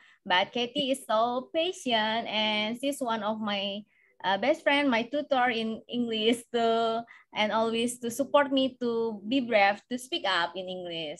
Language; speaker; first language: English; non-native, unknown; Indonesian